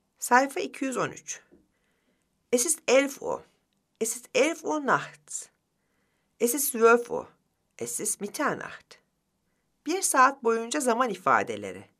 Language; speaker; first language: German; non-native, fluent; Turkish